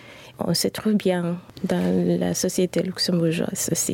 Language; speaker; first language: French; non-native, fluent; Spanish